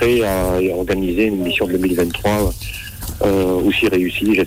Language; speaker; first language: French; native; French